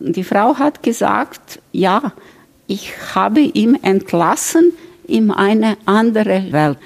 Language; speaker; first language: German; non-native, fluent; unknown